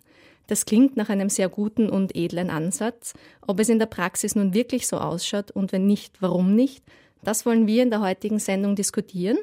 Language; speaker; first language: German; native; German